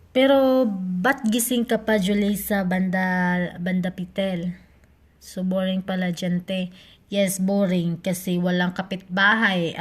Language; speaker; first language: Filipino; non-native, local second language; Cebuano